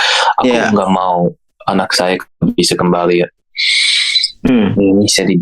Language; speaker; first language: Indonesian; non-native, learner; English